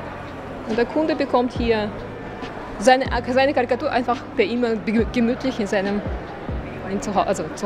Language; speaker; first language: German; non-native, fluent; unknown